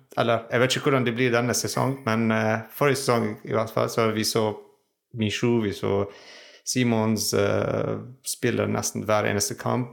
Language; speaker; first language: Norwegian; non-native, fluent; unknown